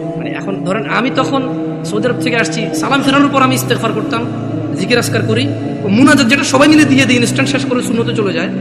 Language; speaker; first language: Bangla; early bilingual, heritage; Bangla